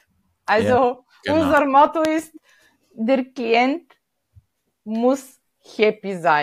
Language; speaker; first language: German; non-native, fluent; Bulgarian